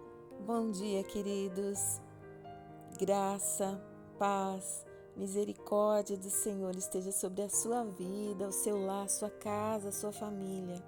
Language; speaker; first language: Portuguese; native; Portuguese